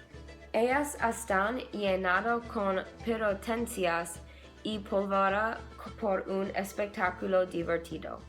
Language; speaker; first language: Spanish; non-native, learner; English